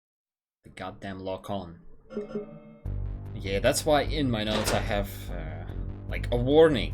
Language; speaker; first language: English; non-native, fluent; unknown